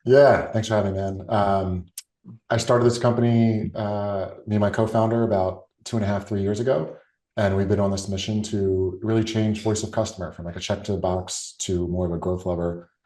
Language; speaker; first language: English; native; English